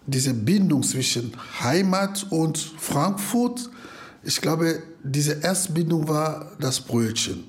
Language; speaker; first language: German; non-native, fluent; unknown